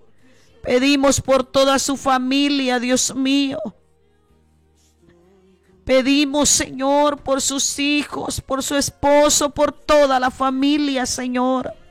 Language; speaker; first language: Spanish; native; Spanish